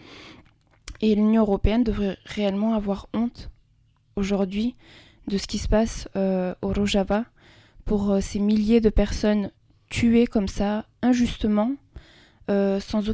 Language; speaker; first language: French; early bilingual, other home language; Kurdish